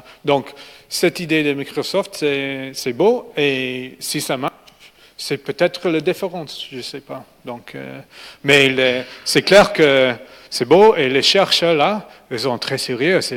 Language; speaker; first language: French; non-native, fluent; English